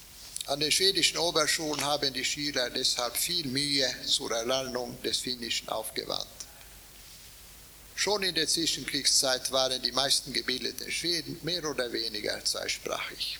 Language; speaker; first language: German; non-native, fluent; Swedish